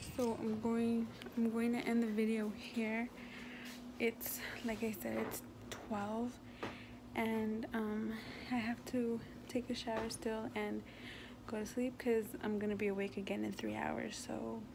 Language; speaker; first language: English; early bilingual, other home language; Spanish